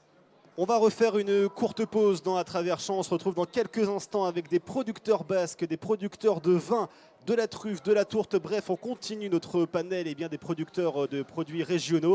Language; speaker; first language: French; native; French